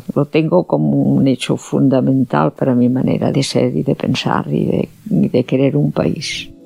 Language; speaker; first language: Spanish; non-native, local second language; Catalan